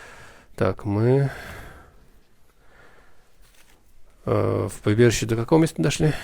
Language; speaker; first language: Russian; native; Russian